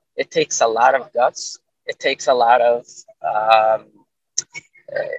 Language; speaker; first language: English; early bilingual, other home language; Arabic